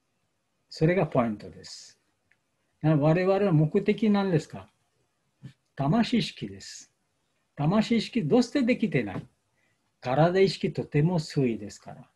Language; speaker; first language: Japanese; non-native, fluent; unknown